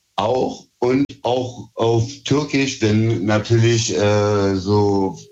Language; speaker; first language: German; early bilingual, other home language; Turkish